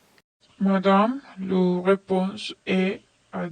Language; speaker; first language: French; non-native, learner; Spanish